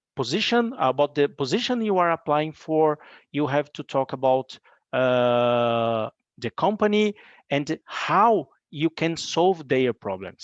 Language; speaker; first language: English; non-native, fluent; Portuguese